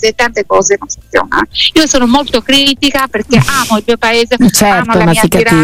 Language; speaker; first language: Italian; non-native, fluent; Albanian